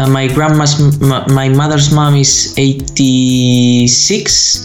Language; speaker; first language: English; non-native, fluent; Spanish